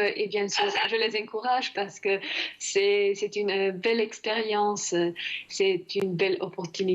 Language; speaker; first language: French; non-native, fluent; Croatian